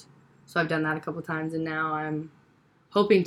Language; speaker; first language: English; native; English